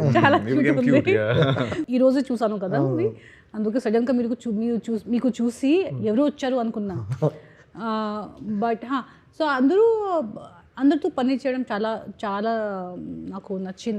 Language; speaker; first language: Telugu; non-native, learner; Hindi